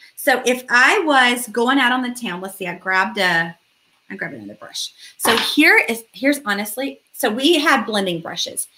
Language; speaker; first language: English; native; English